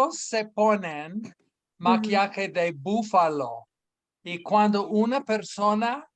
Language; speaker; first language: Spanish; non-native, fluent; English